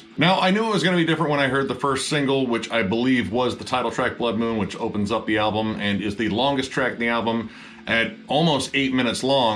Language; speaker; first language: English; native; English